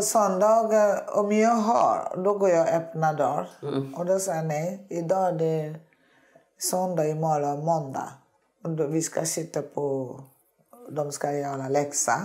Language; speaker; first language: Swedish; non-native, learner; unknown